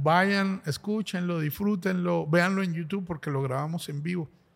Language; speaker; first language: Spanish; native; Spanish